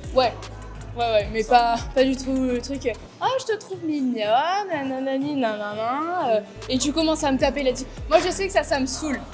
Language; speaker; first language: French; native; French